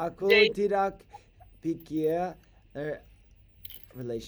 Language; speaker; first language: Indonesian; non-native, learner; English